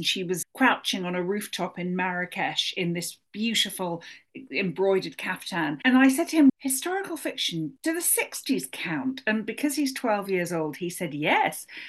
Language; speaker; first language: English; native; English